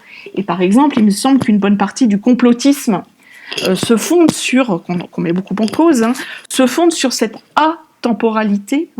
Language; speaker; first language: French; native; French